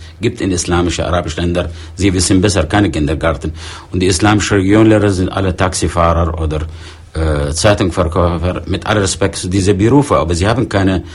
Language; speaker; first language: German; non-native, fluent; Arabic